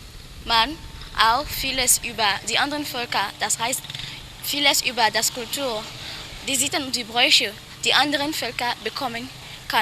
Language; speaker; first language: German; non-native, learner; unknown